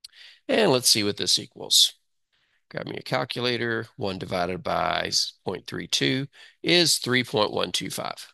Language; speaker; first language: English; native; English